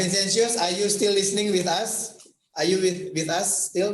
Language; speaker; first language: English; non-native, fluent; Indonesian